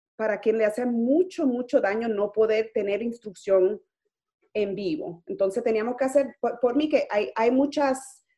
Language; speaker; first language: Spanish; early bilingual, heritage; Spanish